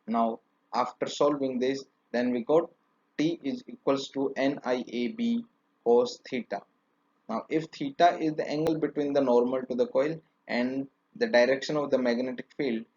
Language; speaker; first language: English; non-native, local second language; Hindi